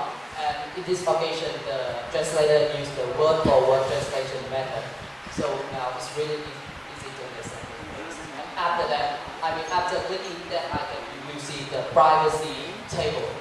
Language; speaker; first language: English; non-native, learner; Vietnamese